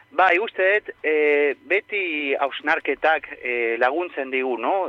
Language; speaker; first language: Basque; non-native, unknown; Spanish